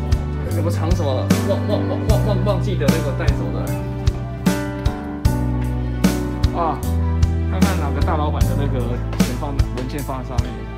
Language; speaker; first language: Chinese; native; Chinese